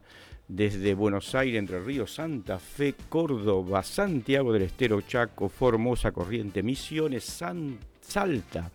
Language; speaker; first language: Spanish; native; Spanish